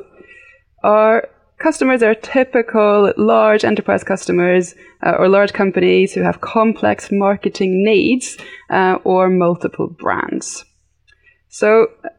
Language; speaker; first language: English; native; English